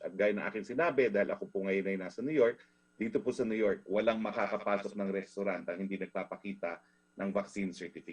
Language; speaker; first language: Filipino; native; Filipino